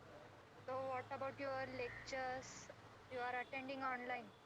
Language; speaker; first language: English; non-native, learner; Marathi